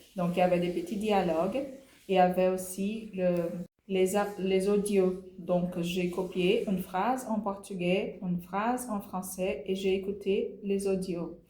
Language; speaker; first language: French; non-native, fluent; Portuguese